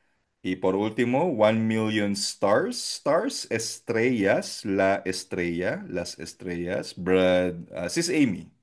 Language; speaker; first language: Spanish; non-native, fluent; Filipino